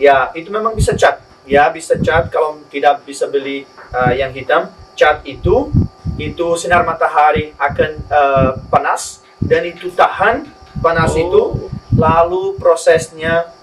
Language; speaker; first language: Indonesian; non-native, learner; Spanish